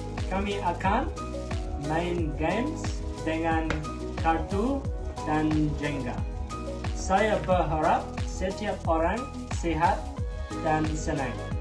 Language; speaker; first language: Indonesian; non-native, learner; English